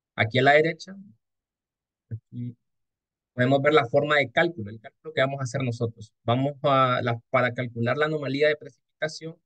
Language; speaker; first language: Spanish; native; Spanish